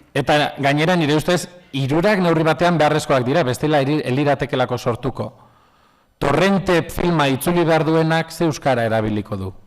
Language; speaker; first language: Basque; non-native, local second language; Spanish